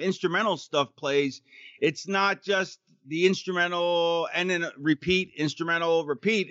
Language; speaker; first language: English; native; English